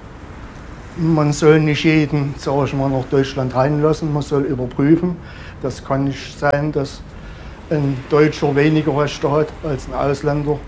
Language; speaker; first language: German; native; German